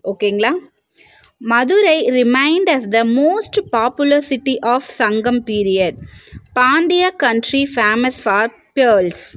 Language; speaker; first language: English; non-native, local second language; Tamil